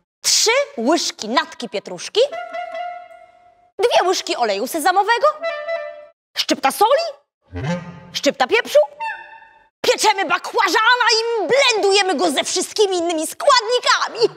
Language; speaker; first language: Polish; native; Polish